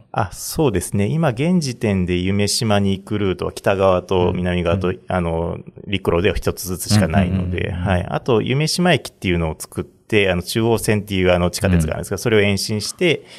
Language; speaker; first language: Japanese; native; Japanese